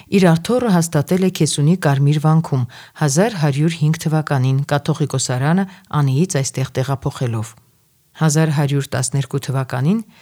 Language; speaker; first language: Armenian; native; Armenian